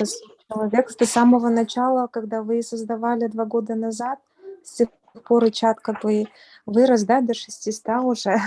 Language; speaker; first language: Russian; native; Russian